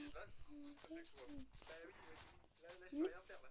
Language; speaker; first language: French; native; French